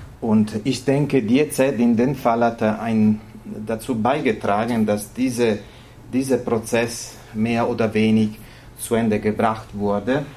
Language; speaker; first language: German; non-native, fluent; Italian